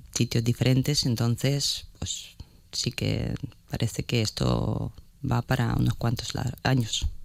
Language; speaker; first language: Spanish; non-native, fluent; Ukrainian